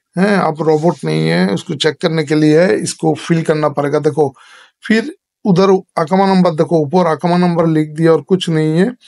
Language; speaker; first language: Hindi; non-native, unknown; Bangla